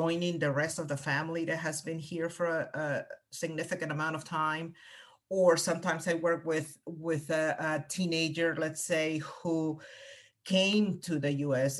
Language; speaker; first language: English; non-native, fluent; Spanish